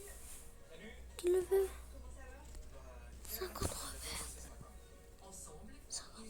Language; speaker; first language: French; native; French